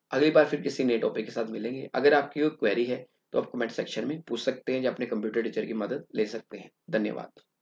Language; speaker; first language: Hindi; non-native, local second language; Punjabi